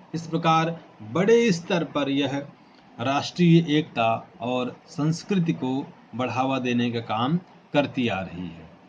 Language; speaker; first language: Hindi; native; Hindi